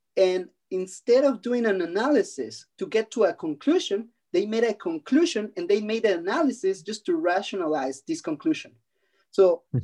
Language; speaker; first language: English; non-native, fluent; Spanish